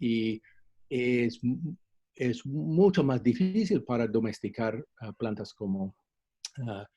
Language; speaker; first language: Spanish; non-native, fluent; English